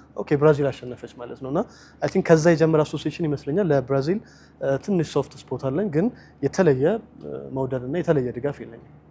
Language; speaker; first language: Amharic; native; Amharic